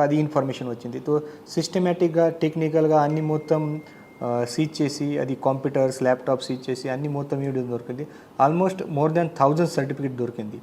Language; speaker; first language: Telugu; non-native, fluent; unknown